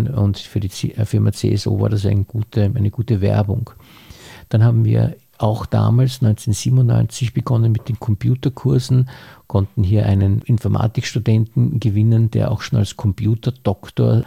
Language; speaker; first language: German; native; German